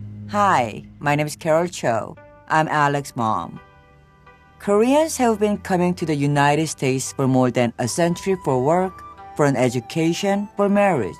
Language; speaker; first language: English; non-native, fluent; Korean